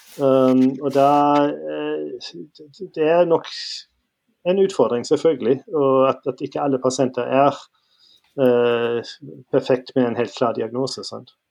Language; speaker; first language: Norwegian; non-native, fluent; German